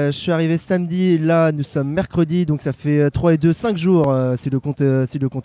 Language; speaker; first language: French; native; French